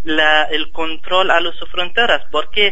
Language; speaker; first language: Spanish; non-native, fluent; Arabic